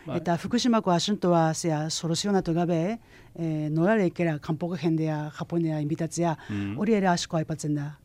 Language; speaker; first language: Basque; non-native, fluent; Japanese